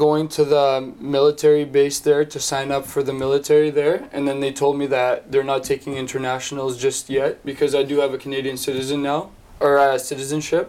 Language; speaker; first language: English; native; English